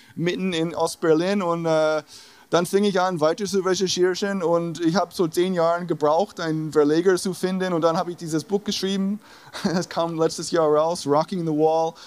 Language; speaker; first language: German; non-native, fluent; English